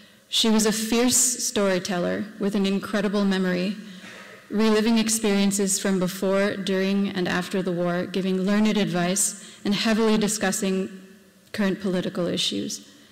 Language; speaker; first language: English; native; English